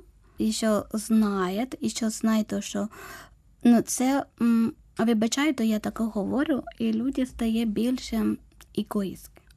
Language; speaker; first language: Ukrainian; non-native, learner; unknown